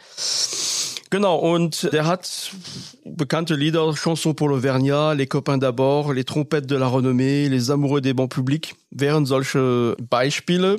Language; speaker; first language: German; non-native, fluent; French